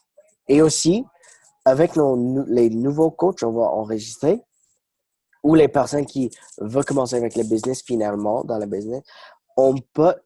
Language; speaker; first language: French; non-native, fluent; English